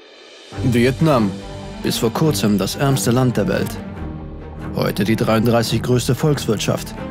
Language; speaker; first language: German; native; German